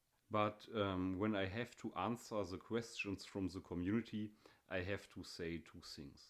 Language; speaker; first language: English; non-native, fluent; German